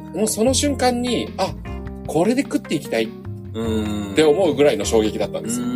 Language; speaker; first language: Japanese; native; Japanese